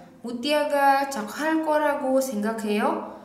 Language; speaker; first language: Korean; non-native, fluent; Indonesian